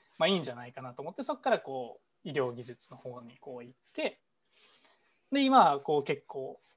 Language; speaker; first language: Japanese; native; Japanese